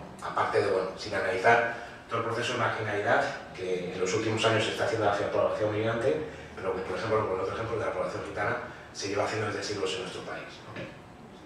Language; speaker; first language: Spanish; native; Spanish